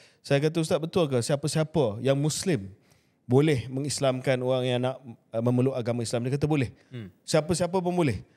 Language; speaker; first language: Malay; native; Malay